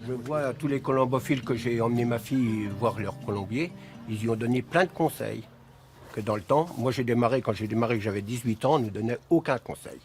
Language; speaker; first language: French; native; French